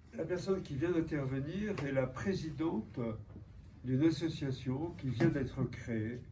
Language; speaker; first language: French; native; French